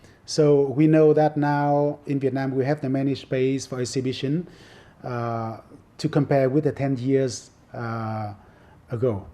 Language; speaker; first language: English; non-native, fluent; Vietnamese